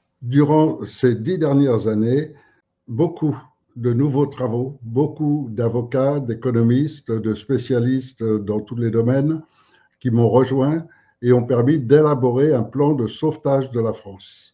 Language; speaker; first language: French; native; French